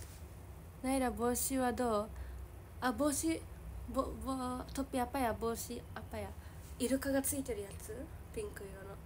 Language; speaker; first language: Indonesian; non-native, learner; Japanese